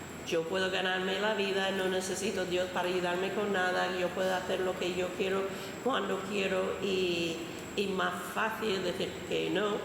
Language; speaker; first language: Spanish; non-native, fluent; English